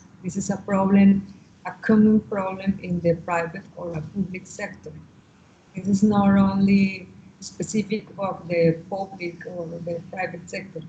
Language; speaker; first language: English; non-native, learner; Spanish